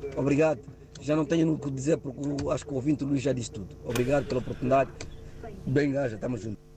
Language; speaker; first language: Portuguese; non-native, local second language; Upper Guinea Crioulo